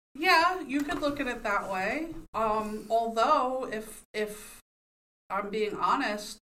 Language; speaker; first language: English; native; English